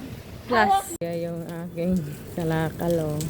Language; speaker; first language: Filipino; non-native, local second language; Cebuano